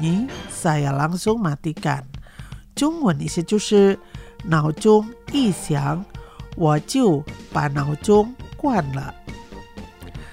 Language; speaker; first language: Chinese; non-native, fluent; Indonesian